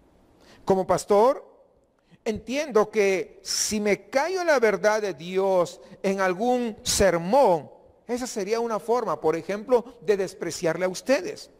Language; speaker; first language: Spanish; native; Spanish